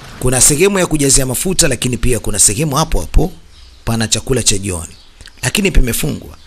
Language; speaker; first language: Swahili; native; Swahili